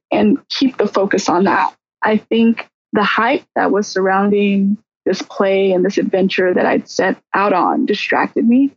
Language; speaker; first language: English; native; English